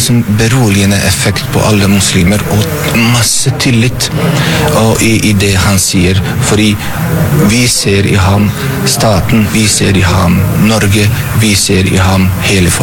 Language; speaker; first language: Norwegian; non-native, fluent; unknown